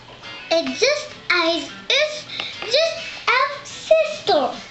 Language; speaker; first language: English; non-native, learner; French